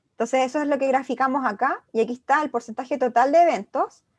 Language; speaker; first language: Spanish; native; Spanish